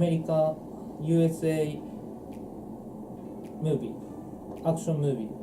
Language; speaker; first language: English; non-native, learner; Japanese